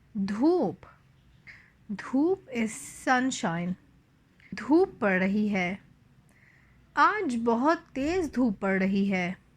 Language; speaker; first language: Urdu; native; Urdu